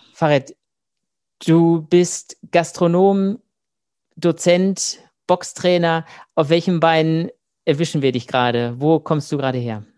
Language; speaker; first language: German; native; German